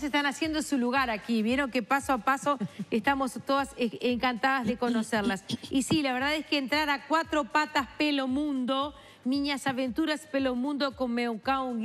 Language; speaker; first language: Spanish; native; Spanish